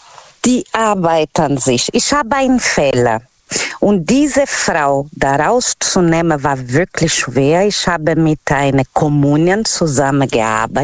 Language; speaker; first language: German; non-native, learner; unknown